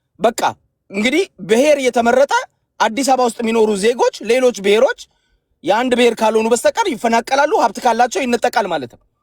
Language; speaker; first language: Amharic; native; Amharic